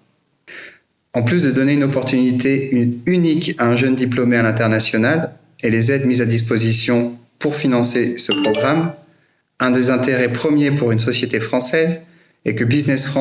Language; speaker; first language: French; native; French